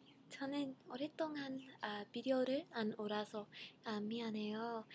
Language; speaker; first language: Korean; non-native, learner; English